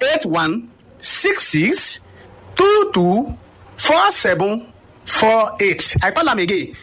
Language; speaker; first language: Nigerian Pidgin; native; Nigerian Pidgin